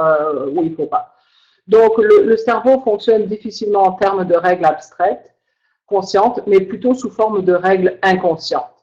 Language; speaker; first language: French; native; French